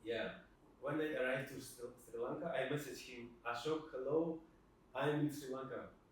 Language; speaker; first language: English; non-native, fluent; Russian